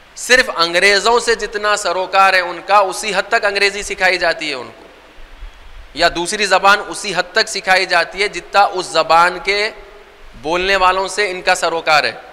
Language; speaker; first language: Urdu; native; Urdu